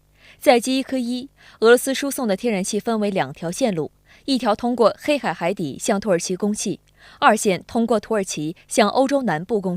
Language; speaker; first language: Chinese; native; Chinese